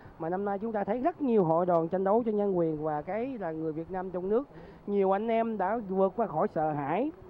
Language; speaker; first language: Vietnamese; native; Vietnamese